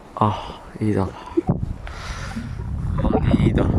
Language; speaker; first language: Polish; native; Polish